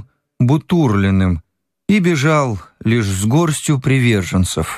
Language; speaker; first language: Russian; native; Russian